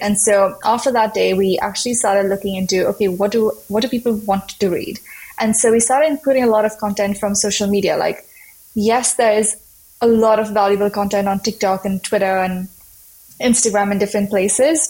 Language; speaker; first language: English; non-native, local second language; Hindi